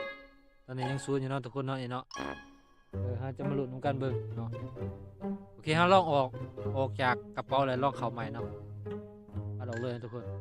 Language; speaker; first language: Thai; non-native, local second language; Northeastern Thai